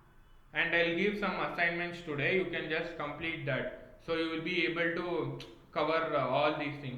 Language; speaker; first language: English; non-native, local second language; Kannada